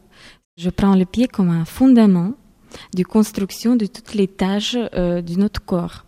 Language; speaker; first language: French; non-native, fluent; Ukrainian